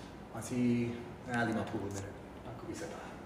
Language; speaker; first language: Indonesian; non-native, fluent; English